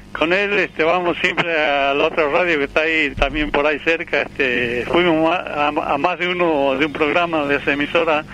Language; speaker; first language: Spanish; non-native, local second language; Quechua